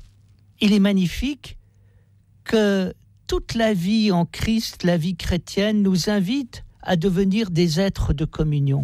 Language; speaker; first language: French; native; French